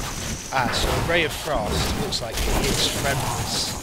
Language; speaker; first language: English; native; English